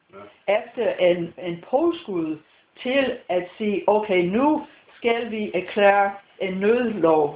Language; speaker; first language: Danish; non-native, fluent; English